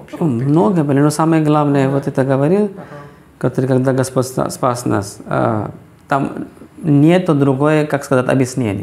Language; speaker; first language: Russian; non-native, fluent; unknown